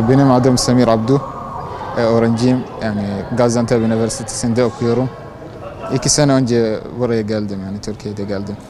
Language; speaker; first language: Turkish; non-native, learner; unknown